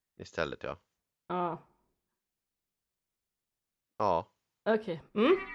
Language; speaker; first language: Swedish; native; Swedish